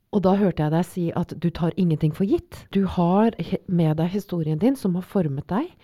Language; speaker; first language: Norwegian; native; Norwegian